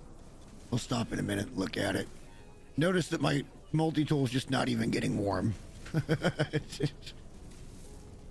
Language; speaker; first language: English; native; English